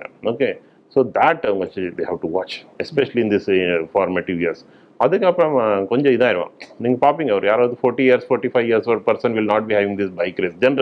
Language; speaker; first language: Tamil; non-native, fluent; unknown